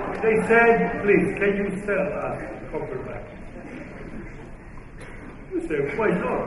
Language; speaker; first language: English; non-native, fluent; Italian